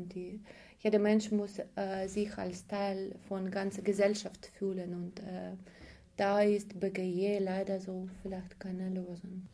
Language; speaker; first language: German; non-native, learner; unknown